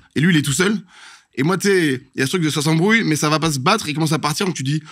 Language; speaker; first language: French; native; French